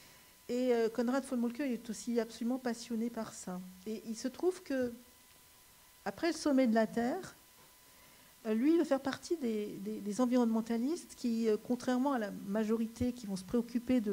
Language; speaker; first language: French; native; French